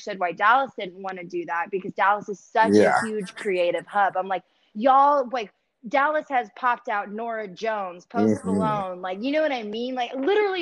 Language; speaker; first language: English; native; English